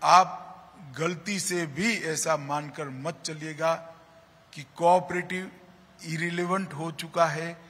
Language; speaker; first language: Hindi; non-native, local second language; Gujarati